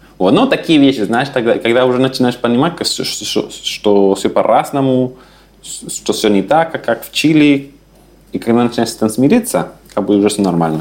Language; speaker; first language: Russian; non-native, fluent; Spanish